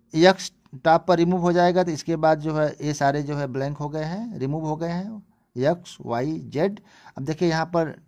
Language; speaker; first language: Hindi; native; Hindi